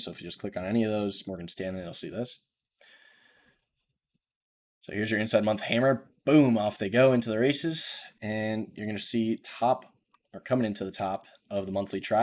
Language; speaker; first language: English; native; English